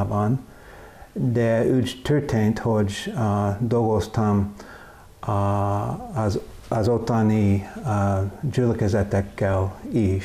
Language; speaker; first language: Hungarian; non-native, learner; English